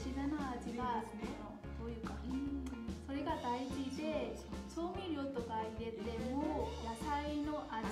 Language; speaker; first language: Japanese; non-native, fluent; Burmese